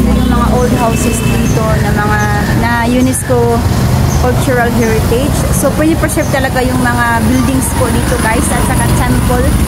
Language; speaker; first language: Filipino; native; Filipino